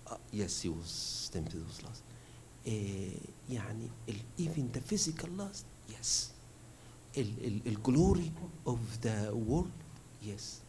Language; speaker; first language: English; non-native, fluent; Arabic